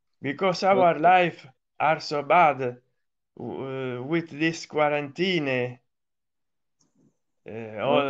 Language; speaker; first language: English; non-native, learner; Italian